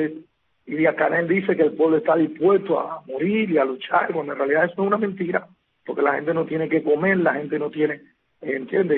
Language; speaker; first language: Spanish; native; Spanish